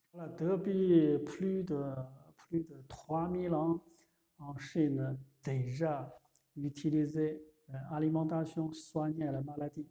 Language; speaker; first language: French; non-native, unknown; Chinese